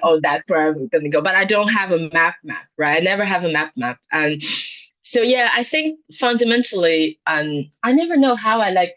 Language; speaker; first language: English; non-native, fluent; Chinese